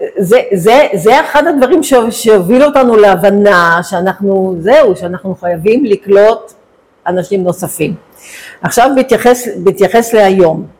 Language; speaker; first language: Hebrew; native; Hebrew